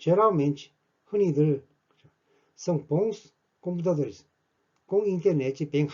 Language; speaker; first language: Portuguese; non-native, fluent; Korean